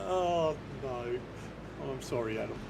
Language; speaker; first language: English; native; English